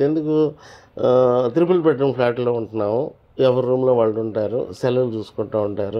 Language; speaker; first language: Telugu; native; Telugu